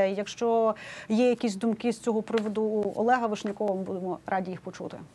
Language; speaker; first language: Ukrainian; native; Ukrainian